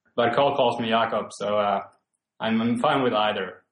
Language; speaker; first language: English; non-native, fluent; Finnish